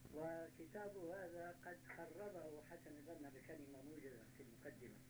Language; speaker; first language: Arabic; native; Arabic